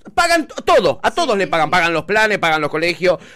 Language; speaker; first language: Spanish; native; Spanish